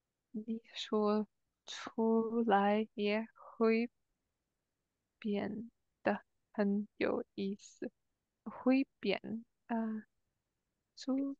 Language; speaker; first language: Chinese; non-native, learner; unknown